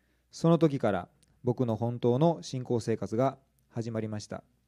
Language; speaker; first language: Japanese; native; Japanese